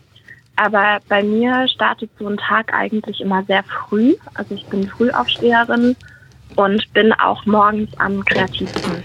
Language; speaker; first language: German; native; German